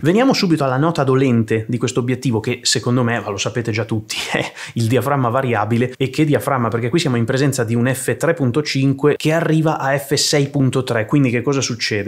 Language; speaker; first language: Italian; native; Italian